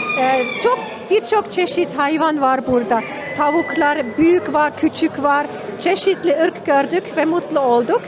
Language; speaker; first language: Turkish; non-native, fluent; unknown